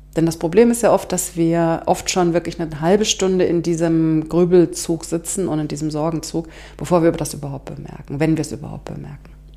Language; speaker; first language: German; native; German